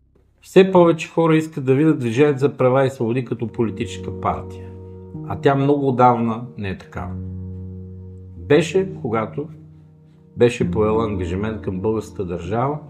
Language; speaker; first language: Bulgarian; native; Bulgarian